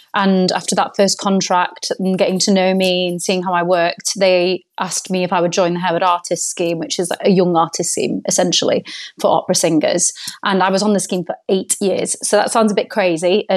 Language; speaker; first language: English; native; English